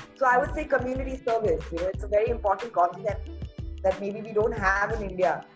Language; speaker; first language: English; non-native, local second language; Hindi